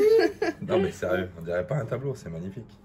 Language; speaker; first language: French; native; French